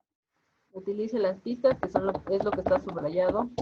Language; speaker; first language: Spanish; native; Spanish